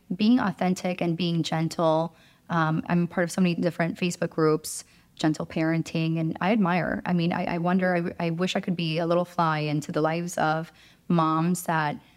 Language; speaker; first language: English; early bilingual, other home language; Romanian